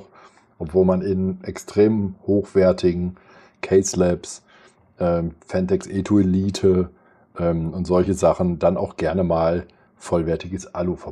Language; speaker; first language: German; native; German